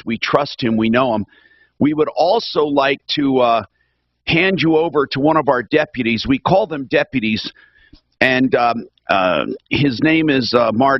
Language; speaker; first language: English; native; English